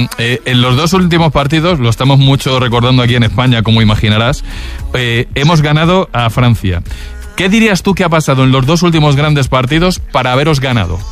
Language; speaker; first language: Spanish; native; Spanish